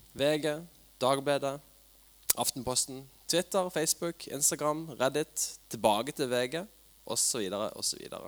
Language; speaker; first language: Norwegian; native; Norwegian